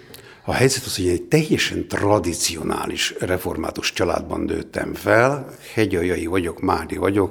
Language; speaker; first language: Hungarian; native; Hungarian